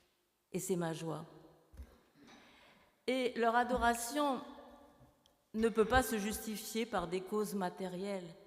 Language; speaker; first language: French; native; French